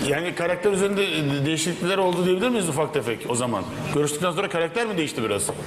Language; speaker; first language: Turkish; native; Turkish